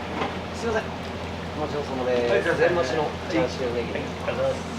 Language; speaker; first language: Japanese; native; Japanese